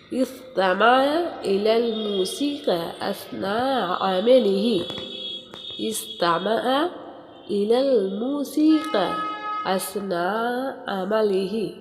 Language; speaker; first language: Arabic; non-native, fluent; Urdu